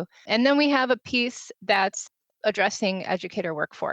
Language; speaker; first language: English; native; English